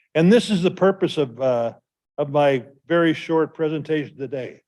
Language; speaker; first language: English; native; English